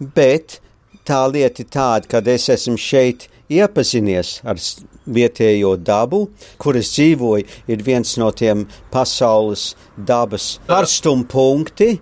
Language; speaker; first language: Latvian; early bilingual, heritage; Latvian